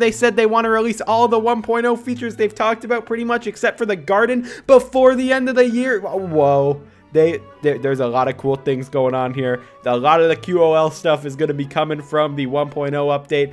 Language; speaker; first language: English; native; English